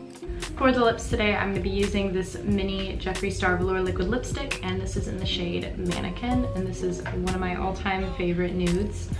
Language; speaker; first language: English; native; English